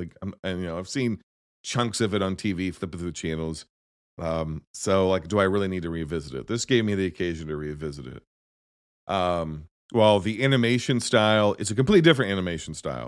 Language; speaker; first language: English; native; English